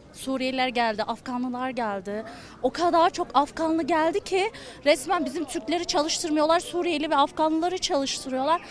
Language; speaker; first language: Turkish; native; Turkish